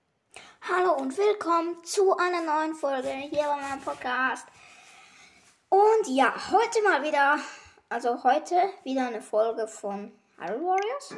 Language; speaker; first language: German; native; German